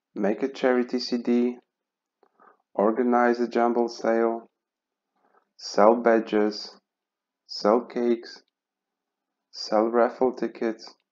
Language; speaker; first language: English; non-native, fluent; Polish